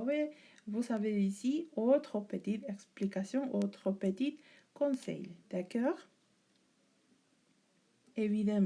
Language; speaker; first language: French; non-native, learner; Spanish